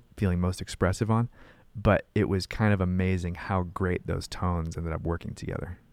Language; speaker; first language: English; native; English